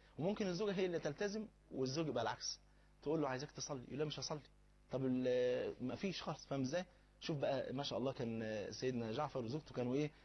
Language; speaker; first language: Egyptian Arabic; native; Egyptian Arabic